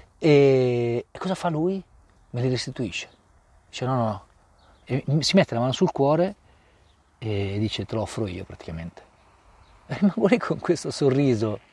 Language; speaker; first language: Italian; native; Italian